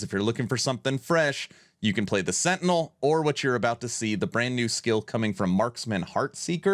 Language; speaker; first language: English; native; English